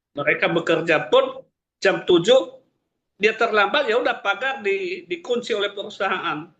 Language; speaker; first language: Indonesian; non-native, local second language; Nias